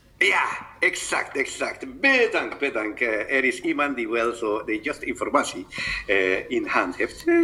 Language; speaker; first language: Dutch; non-native, fluent; Spanish